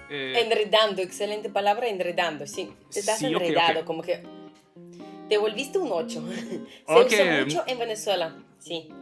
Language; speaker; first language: Spanish; non-native, fluent; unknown